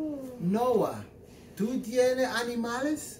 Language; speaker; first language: Spanish; non-native, learner; English